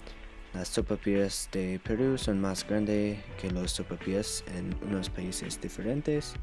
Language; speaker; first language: Spanish; non-native, learner; English